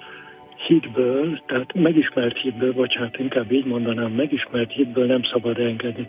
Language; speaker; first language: Hungarian; native; Hungarian